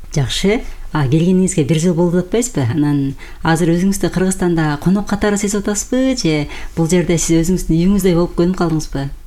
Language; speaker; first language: Kyrgyz; native; Kyrgyz